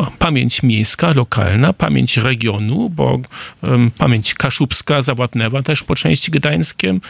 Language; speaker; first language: Polish; non-native, fluent; German